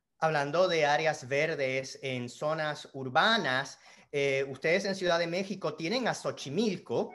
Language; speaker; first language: Spanish; native; Spanish